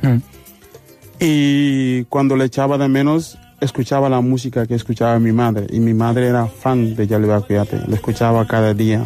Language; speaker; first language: Spanish; non-native, fluent; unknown